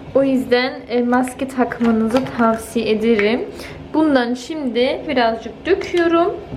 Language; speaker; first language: Turkish; early bilingual, heritage; Turkish